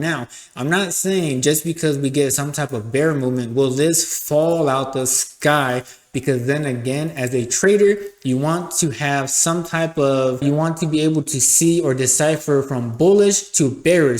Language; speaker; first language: English; native; English